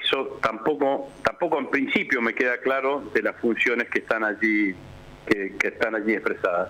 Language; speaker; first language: Spanish; native; Spanish